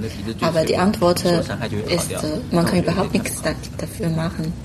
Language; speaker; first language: German; non-native, fluent; Chinese